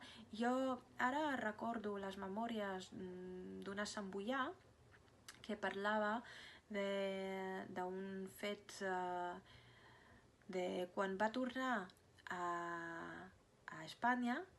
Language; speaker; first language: Catalan; non-native, fluent; Russian